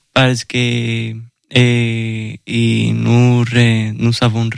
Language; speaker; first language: French; non-native, learner; Spanish